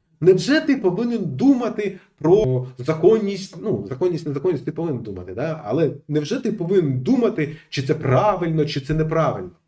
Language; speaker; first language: Ukrainian; non-native, local second language; Russian